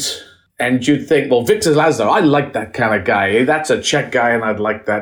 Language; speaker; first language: English; native; English